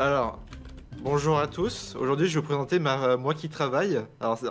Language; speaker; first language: French; native; French